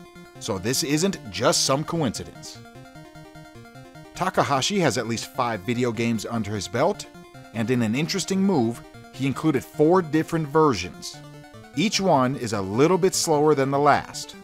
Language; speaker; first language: English; native; English